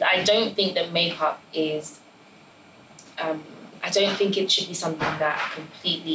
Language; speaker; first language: English; native; English